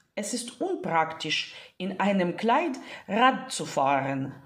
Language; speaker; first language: German; non-native, fluent; Ukrainian